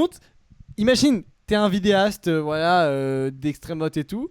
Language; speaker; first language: French; native; French